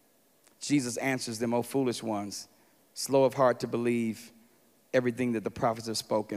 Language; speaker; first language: English; native; English